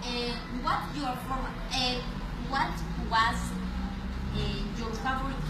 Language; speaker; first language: English; non-native, learner; Spanish